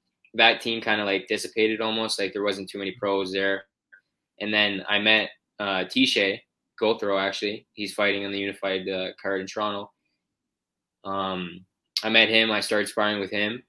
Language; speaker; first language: English; native; English